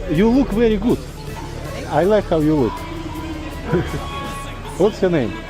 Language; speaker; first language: English; non-native, learner; Russian